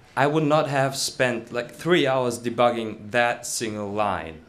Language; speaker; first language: English; non-native, fluent; German